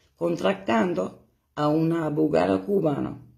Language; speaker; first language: Spanish; non-native, fluent; German